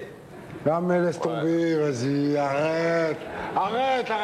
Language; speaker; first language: French; native; French